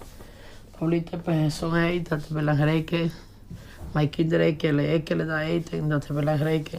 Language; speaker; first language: Dutch; non-native, learner; Spanish